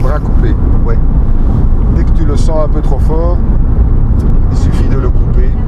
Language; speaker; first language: French; native; French